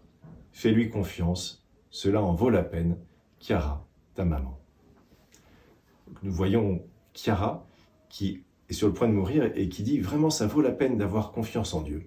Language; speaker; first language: French; native; French